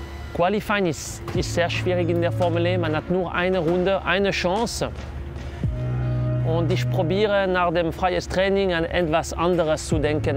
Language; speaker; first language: German; non-native, local second language; French